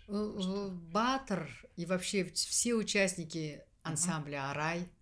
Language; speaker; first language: Russian; non-native, local second language; Kazakh